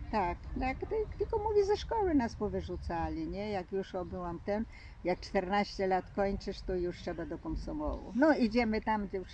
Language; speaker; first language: Polish; early bilingual, heritage; Polish